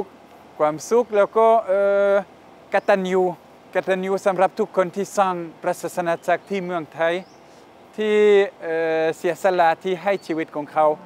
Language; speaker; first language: Thai; non-native, fluent; French